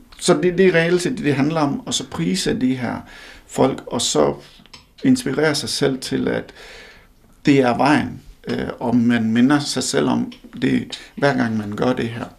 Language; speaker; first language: Danish; non-native, fluent; Hindi